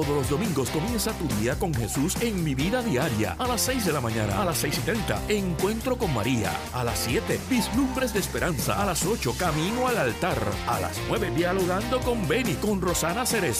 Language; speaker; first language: Spanish; native; Spanish